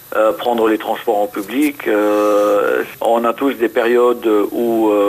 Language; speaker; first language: French; non-native, local second language; Arabic